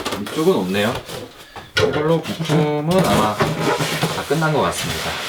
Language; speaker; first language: Korean; native; Korean